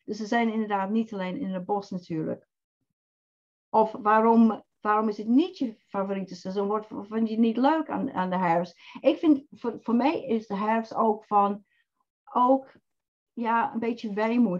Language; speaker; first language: Dutch; non-native, fluent; English